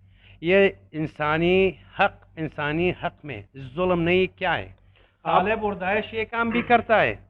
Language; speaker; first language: Hindi; non-native, learner; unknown